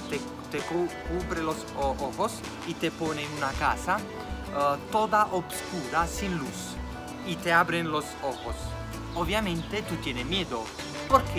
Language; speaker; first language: Spanish; non-native, fluent; Italian